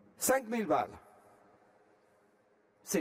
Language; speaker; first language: French; non-native, fluent; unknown